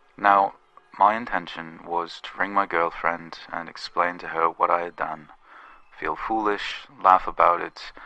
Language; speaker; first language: English; native; English